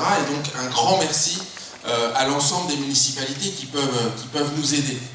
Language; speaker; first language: French; native; French